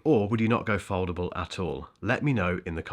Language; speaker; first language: English; native; English